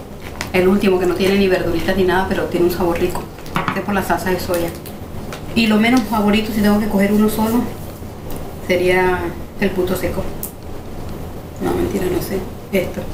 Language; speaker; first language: Spanish; native; Spanish